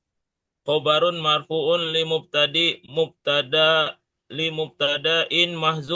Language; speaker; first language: Arabic; non-native, learner; Indonesian